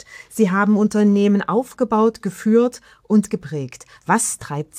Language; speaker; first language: German; native; German